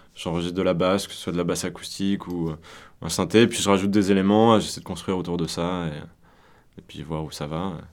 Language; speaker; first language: French; native; French